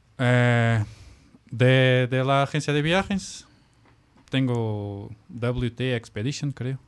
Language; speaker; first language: Spanish; non-native, fluent; Portuguese